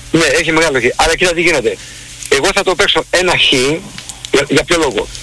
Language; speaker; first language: Greek; early bilingual, heritage; Greek